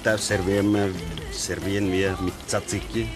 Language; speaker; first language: German; non-native, learner; Turkish